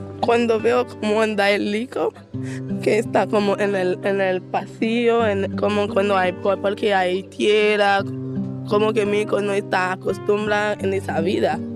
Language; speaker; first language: Spanish; non-native, learner; Haitian Creole